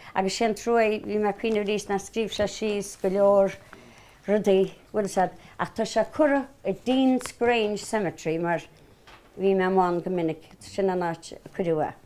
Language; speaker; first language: Irish; native; Irish